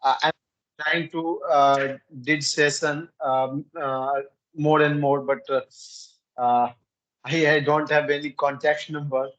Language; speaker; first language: English; non-native, learner; Hindi